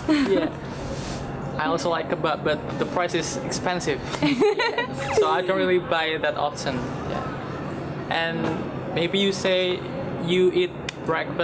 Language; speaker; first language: English; non-native, learner; Indonesian